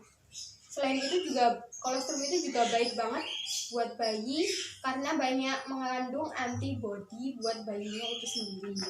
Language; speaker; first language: Indonesian; native; Indonesian